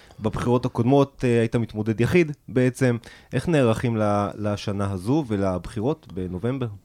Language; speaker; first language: Hebrew; native; Hebrew